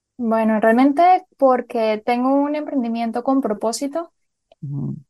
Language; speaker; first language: Spanish; native; Spanish